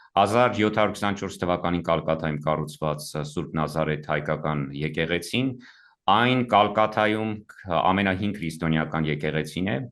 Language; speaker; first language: Armenian; native; Armenian